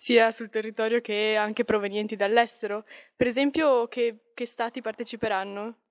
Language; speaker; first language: Italian; native; Italian